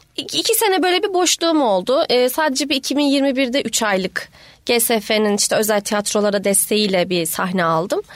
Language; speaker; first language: Turkish; native; Turkish